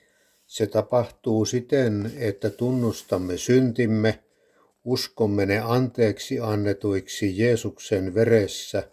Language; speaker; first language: Finnish; native; Finnish